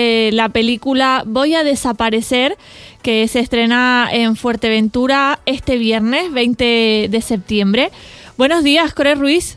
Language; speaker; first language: Spanish; native; Spanish